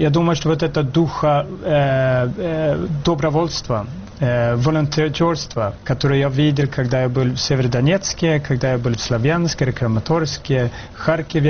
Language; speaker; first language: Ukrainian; non-native, learner; Swedish